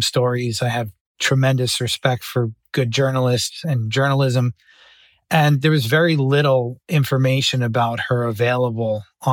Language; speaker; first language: English; native; English